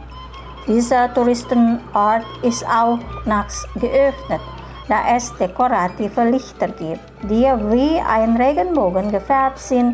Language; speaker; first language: German; non-native, fluent; Indonesian